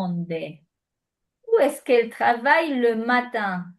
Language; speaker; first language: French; non-native, fluent; Spanish